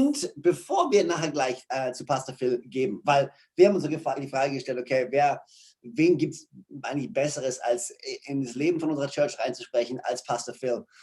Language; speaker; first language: German; native; German